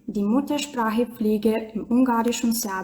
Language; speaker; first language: German; non-native, learner; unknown